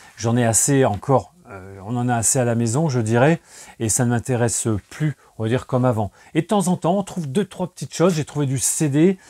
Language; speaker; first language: French; native; French